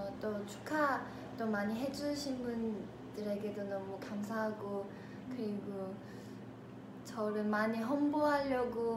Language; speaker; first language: Korean; non-native, fluent; Chinese